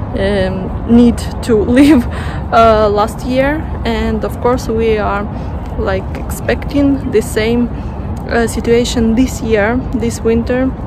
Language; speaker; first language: English; non-native, fluent; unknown